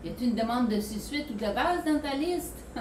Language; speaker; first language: French; native; French